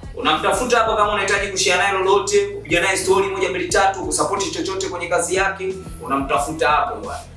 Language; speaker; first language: Swahili; native; Swahili